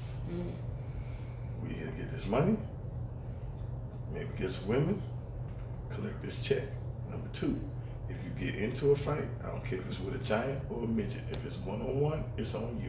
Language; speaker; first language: English; native; English